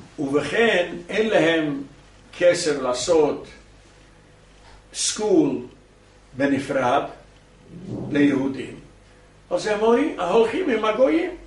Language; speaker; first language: Hebrew; non-native, fluent; English